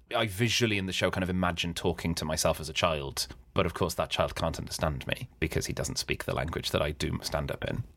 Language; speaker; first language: English; non-native, local second language; Welsh